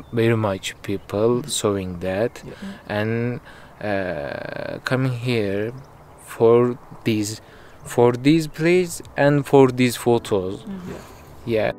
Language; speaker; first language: English; non-native, learner; Turkish